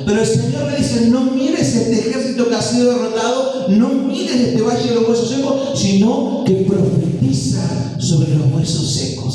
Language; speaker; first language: Spanish; native; Spanish